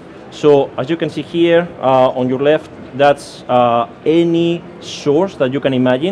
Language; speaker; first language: English; non-native, fluent; Spanish